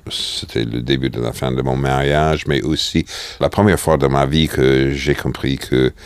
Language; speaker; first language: French; non-native, fluent; English